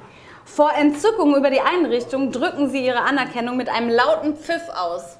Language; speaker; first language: German; native; German